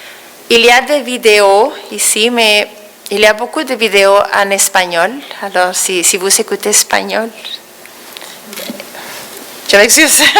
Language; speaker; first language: French; non-native, fluent; Spanish